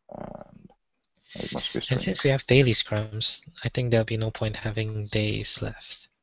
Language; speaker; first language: English; non-native, local second language; Chinese